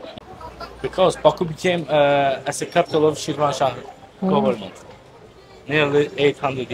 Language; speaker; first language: English; non-native, learner; Azerbaijani